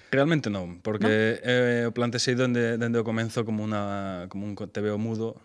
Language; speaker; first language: Galician; non-native, local second language; Spanish